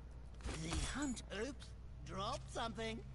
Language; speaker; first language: English; native; English